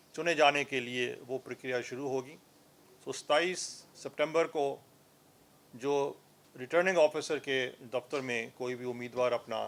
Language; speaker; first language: Hindi; non-native, local second language; Punjabi